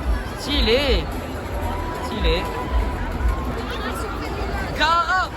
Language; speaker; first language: French; native; French